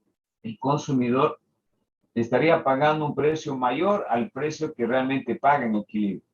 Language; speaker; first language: Spanish; native; Spanish